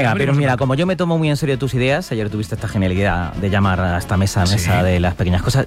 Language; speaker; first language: Spanish; native; Spanish